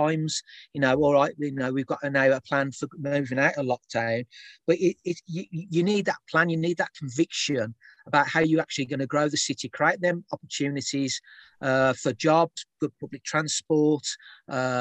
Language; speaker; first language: English; native; English